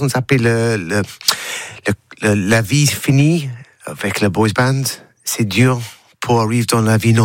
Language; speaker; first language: French; non-native, learner; English